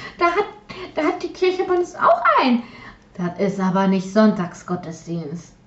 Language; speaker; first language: German; early bilingual, other home language; Polish